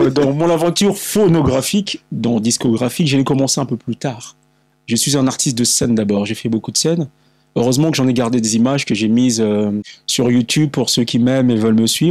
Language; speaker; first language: French; non-native, local second language; Lingala